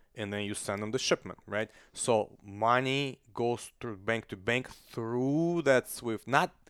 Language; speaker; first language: English; non-native, fluent; Kazakh